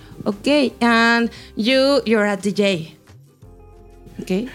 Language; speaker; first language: English; non-native, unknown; Spanish